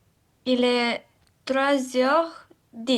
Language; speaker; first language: French; non-native, learner; Romanian